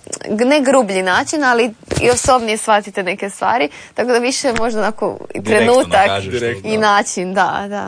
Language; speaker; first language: Serbian; native; Serbian